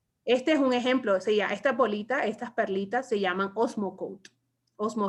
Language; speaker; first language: Spanish; native; Spanish